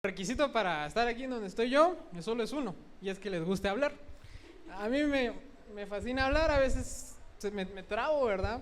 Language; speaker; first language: Spanish; native; Spanish